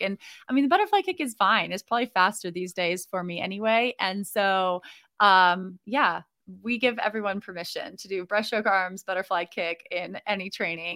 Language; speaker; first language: English; native; English